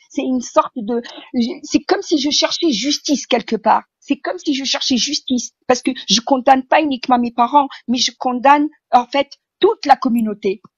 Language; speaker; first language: French; early bilingual, other home language; Riffian